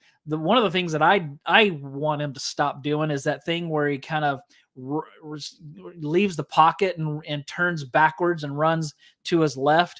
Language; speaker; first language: English; native; English